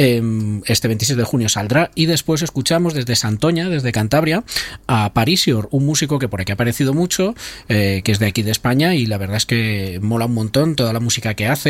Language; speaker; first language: Spanish; native; Spanish